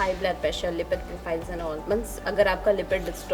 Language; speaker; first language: Hindi; native; Hindi